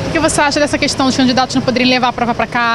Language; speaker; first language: Portuguese; native; Portuguese